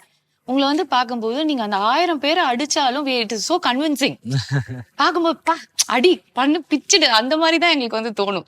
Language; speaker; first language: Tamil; native; Tamil